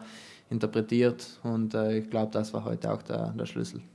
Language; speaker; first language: German; non-native, fluent; Italian